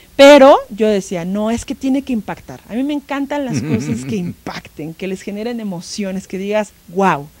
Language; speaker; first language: Spanish; native; Spanish